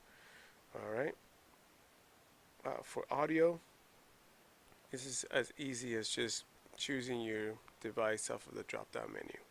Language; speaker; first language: English; native; English